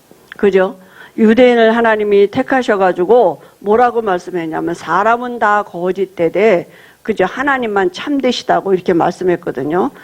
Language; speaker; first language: Korean; native; Korean